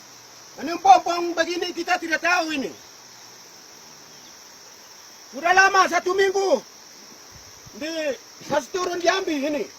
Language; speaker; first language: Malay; non-native, local second language; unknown